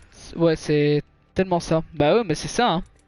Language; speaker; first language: French; native; French